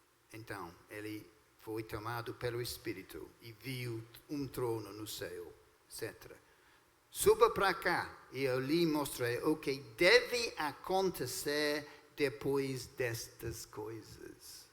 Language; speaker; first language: Portuguese; non-native, fluent; English